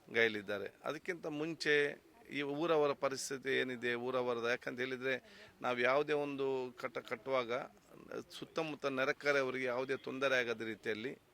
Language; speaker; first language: Kannada; non-native, local second language; Malayalam